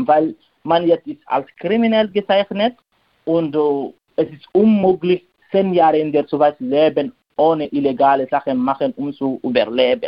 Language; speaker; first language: German; non-native, learner; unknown